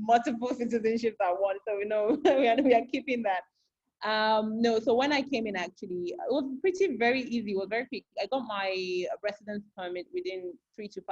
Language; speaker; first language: English; non-native, local second language; Yoruba